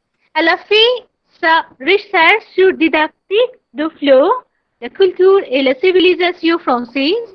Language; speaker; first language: French; non-native, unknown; Bangla